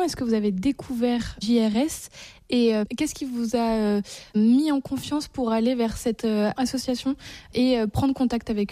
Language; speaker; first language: French; native; French